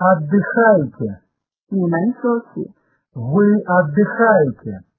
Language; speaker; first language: Russian; non-native, fluent; Chinese